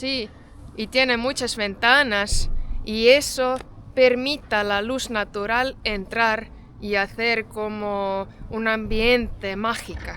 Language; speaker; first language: Spanish; non-native, fluent; Estonian